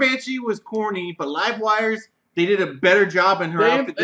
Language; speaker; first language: English; native; English